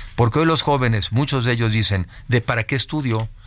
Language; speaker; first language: Spanish; native; Spanish